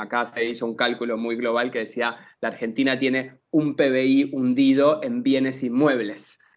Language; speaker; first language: Spanish; native; Spanish